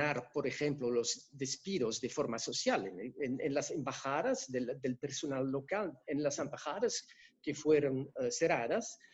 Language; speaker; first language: Spanish; non-native, fluent; French